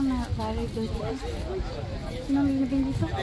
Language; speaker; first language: Filipino; non-native, local second language; Cebuano